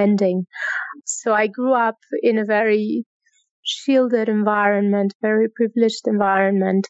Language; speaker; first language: English; non-native, fluent; Spanish